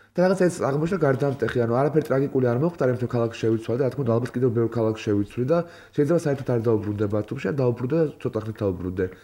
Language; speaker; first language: Georgian; native; Georgian